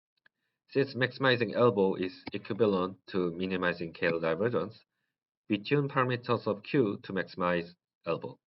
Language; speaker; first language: English; non-native, learner; Korean